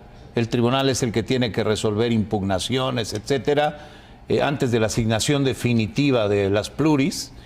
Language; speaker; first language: Spanish; native; Spanish